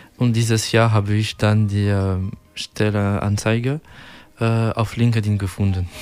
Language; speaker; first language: German; non-native, learner; French